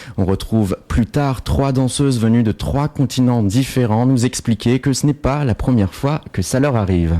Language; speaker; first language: French; native; French